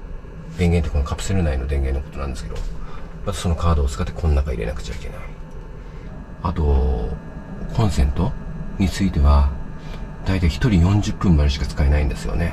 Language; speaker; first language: Japanese; native; Japanese